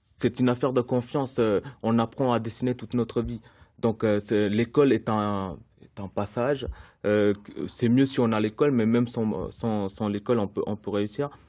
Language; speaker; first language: French; early bilingual, other home language; Sinhala